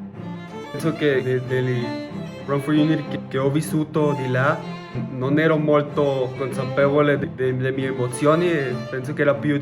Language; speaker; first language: Italian; non-native, fluent; Spanish